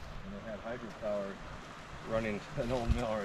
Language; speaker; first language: English; native; English